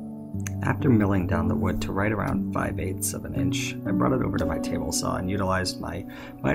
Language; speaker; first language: English; native; English